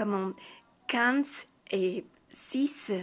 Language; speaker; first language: French; non-native, learner; Spanish